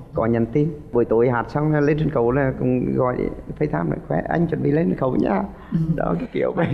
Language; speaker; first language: Vietnamese; native; Vietnamese